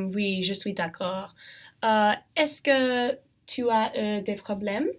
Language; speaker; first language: French; non-native, learner; English